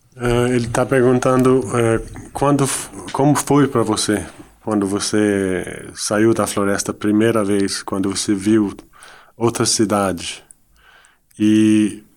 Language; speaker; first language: Portuguese; non-native, fluent; Dutch